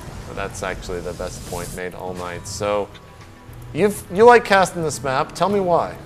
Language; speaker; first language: English; native; English